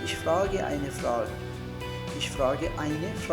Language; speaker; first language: German; non-native, fluent; Urdu